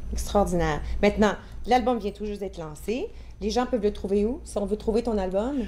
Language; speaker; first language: French; native; French